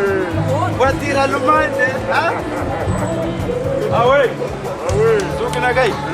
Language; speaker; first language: French; non-native, local second language; Malagasy